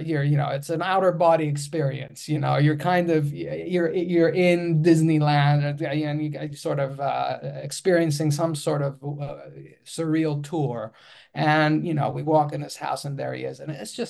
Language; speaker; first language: English; non-native, fluent; Greek